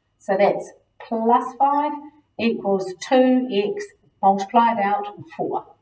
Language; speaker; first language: English; native; English